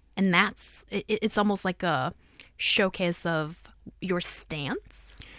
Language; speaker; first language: English; non-native, fluent; Chinese